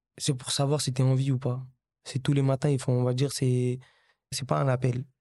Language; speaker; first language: French; early bilingual, other home language; Kabuverdianu